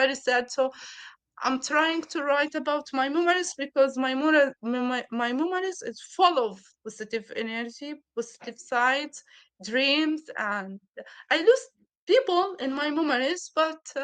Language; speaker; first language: English; non-native, learner; Arabic